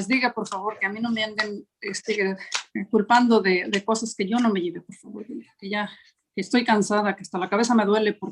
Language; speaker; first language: Spanish; native; Spanish